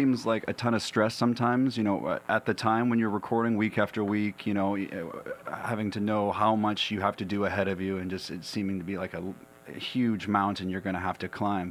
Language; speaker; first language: English; native; English